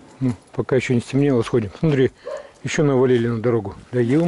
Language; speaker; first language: Russian; native; Russian